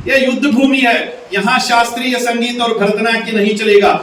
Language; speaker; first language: Hindi; non-native, local second language; Kannada